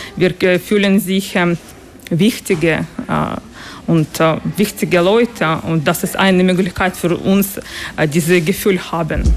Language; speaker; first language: German; non-native, learner; Ukrainian